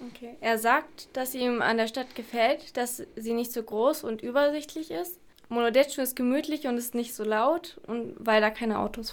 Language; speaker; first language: German; native; German